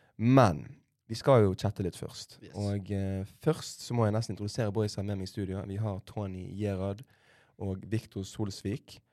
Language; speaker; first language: Norwegian; native; Norwegian